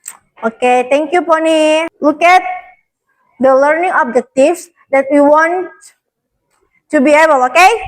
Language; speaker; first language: English; non-native, learner; Indonesian